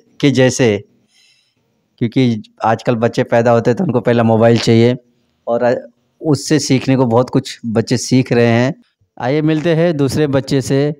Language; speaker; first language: Hindi; native; Hindi